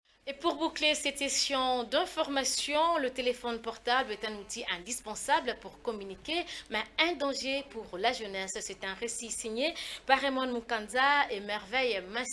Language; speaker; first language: French; native; French